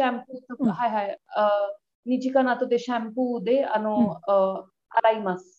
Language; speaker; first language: Japanese; non-native, learner; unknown